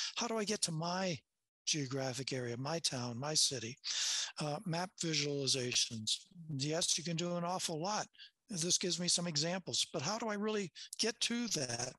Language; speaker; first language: English; native; English